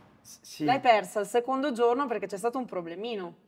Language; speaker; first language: Italian; native; Italian